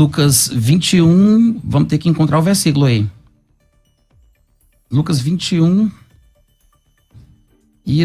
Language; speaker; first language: Portuguese; native; Portuguese